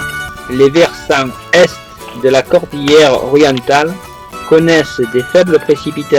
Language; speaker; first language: French; native; French